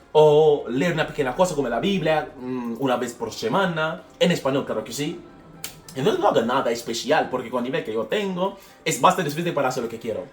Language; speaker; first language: Spanish; non-native, fluent; English